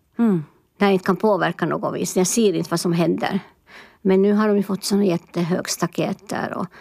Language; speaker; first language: Swedish; non-native, local second language; Finnish